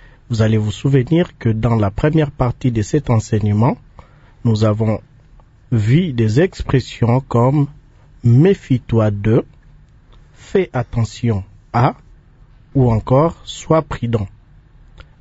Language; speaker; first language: French; non-native, local second language; Lingala